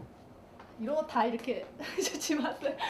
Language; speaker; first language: Korean; early bilingual, heritage; Korean